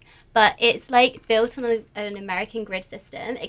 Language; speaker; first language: English; native; English